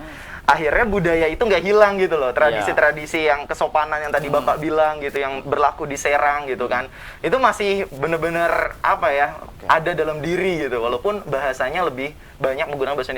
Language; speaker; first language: Indonesian; non-native, local second language; Javanese